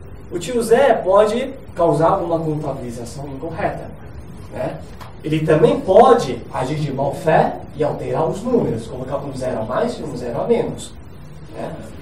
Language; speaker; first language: Portuguese; non-native, fluent; Chinese